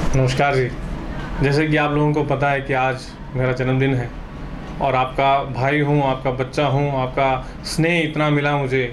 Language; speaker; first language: Hindi; native; Hindi